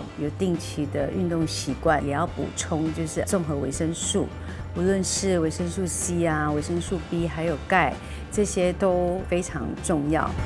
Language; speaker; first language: Chinese; native; Chinese